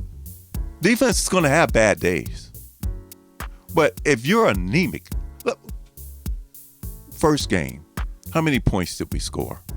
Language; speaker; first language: English; native; English